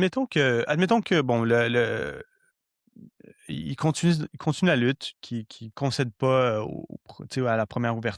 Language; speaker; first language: French; native; French